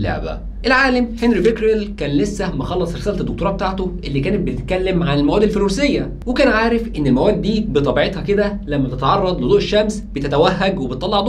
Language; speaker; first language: Arabic; native; Arabic